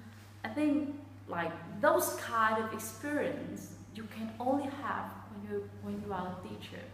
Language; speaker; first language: English; non-native, fluent; Vietnamese